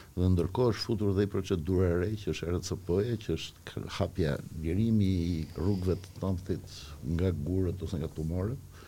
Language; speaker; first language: Albanian; native; Albanian